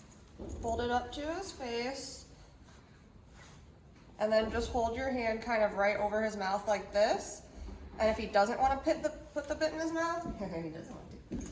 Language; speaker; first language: English; native; English